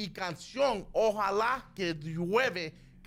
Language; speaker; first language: Spanish; early bilingual, heritage; Spanish